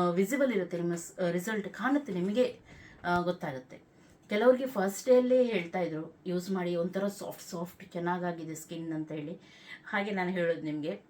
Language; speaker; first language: Kannada; non-native, local second language; Konkani